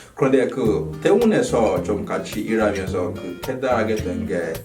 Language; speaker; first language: Korean; non-native, fluent; Yoruba